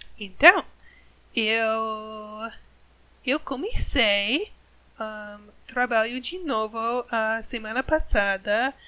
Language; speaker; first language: Portuguese; non-native, learner; English